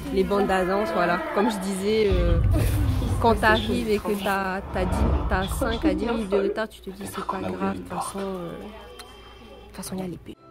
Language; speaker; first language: French; native; French